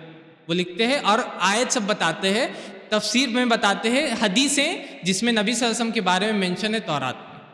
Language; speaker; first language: Urdu; native; Urdu